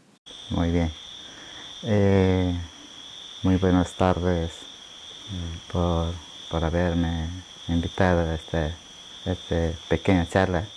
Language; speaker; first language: Spanish; non-native, local second language; Shipibo-Conibo